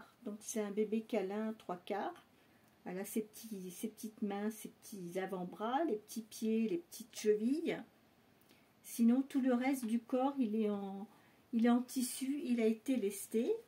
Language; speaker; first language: French; native; French